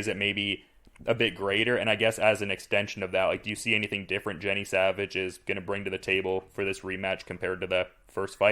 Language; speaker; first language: English; native; English